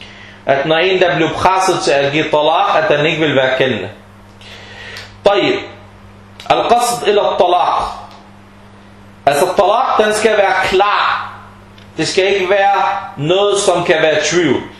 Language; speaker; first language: Danish; early bilingual, other home language; Arabic